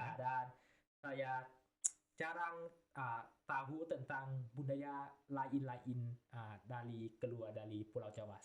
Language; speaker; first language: Indonesian; non-native, learner; Thai